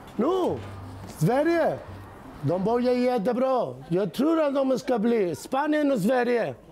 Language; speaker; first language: Swedish; non-native, learner; Spanish